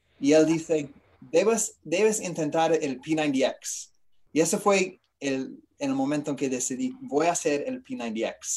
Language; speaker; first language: Spanish; non-native, learner; English